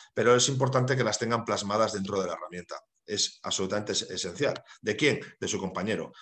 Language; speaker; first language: Spanish; native; Spanish